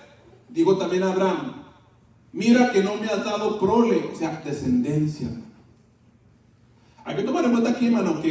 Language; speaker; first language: Spanish; native; Spanish